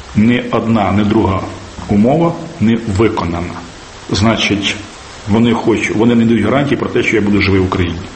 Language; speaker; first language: Ukrainian; native; Ukrainian